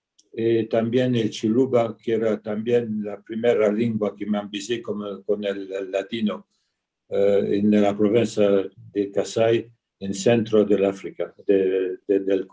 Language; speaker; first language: Spanish; early bilingual, heritage; Ladino